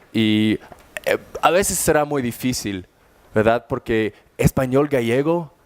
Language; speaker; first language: Spanish; non-native, fluent; German